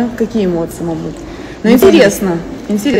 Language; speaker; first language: Russian; native; Russian